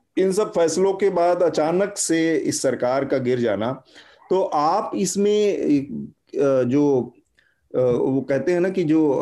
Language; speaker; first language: Hindi; native; Hindi